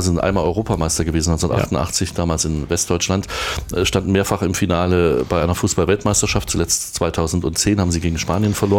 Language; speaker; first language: German; native; German